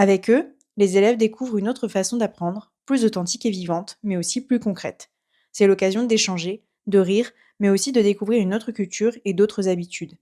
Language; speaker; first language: French; native; French